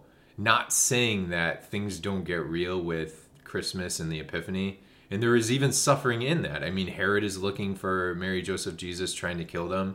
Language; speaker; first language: English; native; English